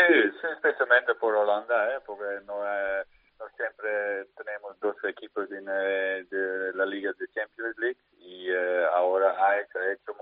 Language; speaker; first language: Spanish; non-native, fluent; Dutch